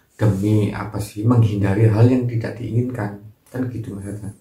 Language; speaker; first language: Indonesian; non-native, local second language; Javanese